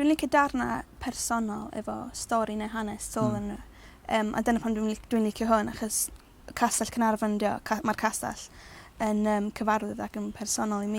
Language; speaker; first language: Welsh; native; Welsh